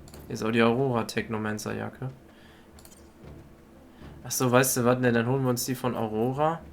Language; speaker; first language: German; native; German